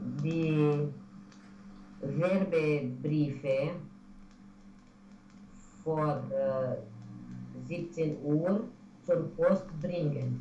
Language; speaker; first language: German; non-native, learner; Romanian